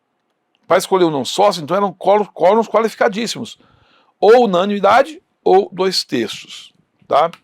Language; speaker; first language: Portuguese; native; Portuguese